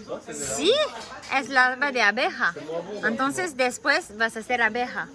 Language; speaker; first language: Spanish; non-native, learner; French